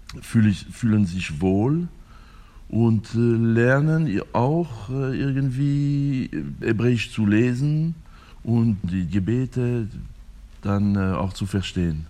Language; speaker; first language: German; non-native, fluent; French